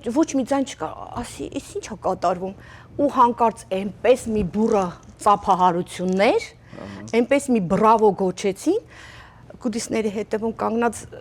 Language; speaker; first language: Armenian; native; Armenian